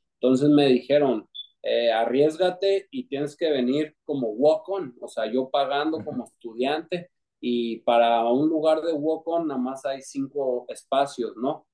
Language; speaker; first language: Spanish; native; Spanish